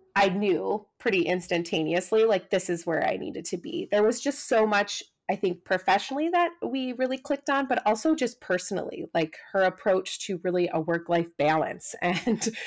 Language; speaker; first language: English; native; English